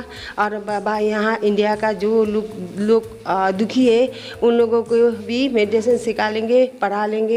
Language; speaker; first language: Hindi; non-native, learner; Burmese